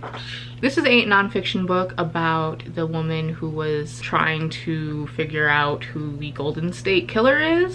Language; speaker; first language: English; native; English